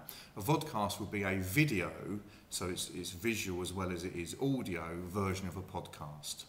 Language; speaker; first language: English; native; English